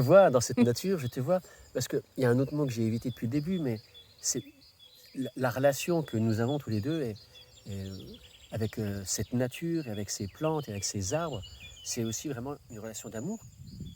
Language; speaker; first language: French; native; French